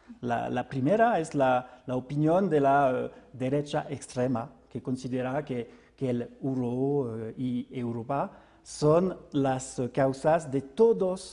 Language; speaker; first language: Spanish; non-native, fluent; French